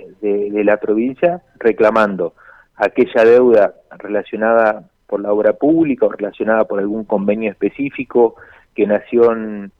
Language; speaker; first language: Spanish; native; Spanish